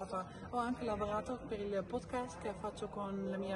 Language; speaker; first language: Italian; non-native, fluent; Dutch